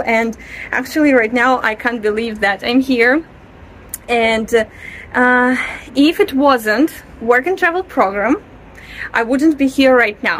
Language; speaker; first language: English; non-native, fluent; Russian